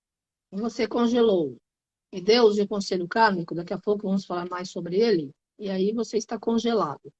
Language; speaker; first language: Portuguese; native; Portuguese